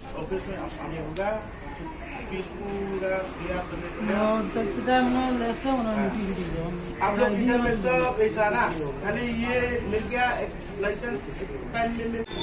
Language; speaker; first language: Hindi; non-native, local second language; Khasi